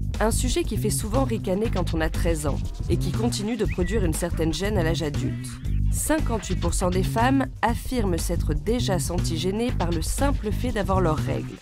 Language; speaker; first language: French; native; French